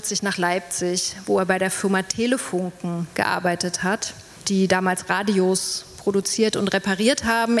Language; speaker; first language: German; native; German